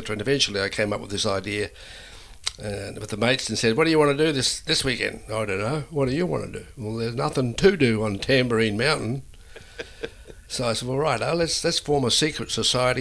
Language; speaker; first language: English; native; English